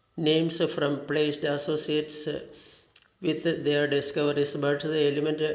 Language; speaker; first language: English; non-native, local second language; Malayalam